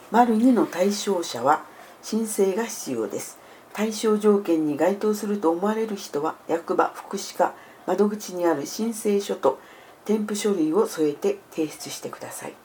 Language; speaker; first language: Japanese; native; Japanese